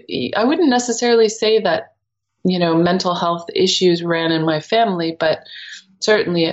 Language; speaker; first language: English; native; English